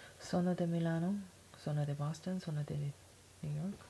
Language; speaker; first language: Italian; non-native, learner; English